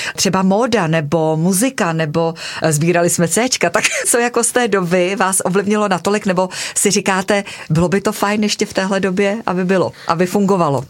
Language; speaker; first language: Czech; native; Czech